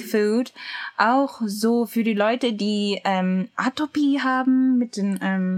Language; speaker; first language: German; non-native, learner; Japanese